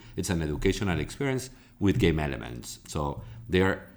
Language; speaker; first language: English; non-native, fluent; Spanish